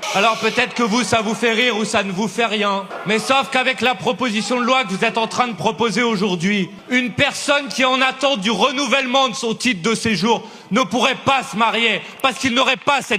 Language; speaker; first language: French; native; French